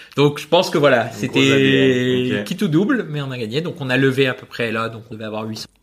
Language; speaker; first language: French; non-native, fluent; Spanish